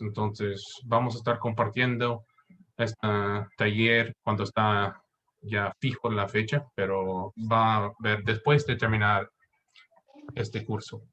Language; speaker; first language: Spanish; non-native, fluent; English